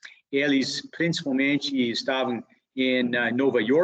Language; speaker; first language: Portuguese; non-native, fluent; English